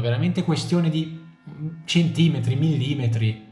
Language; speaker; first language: Italian; native; Italian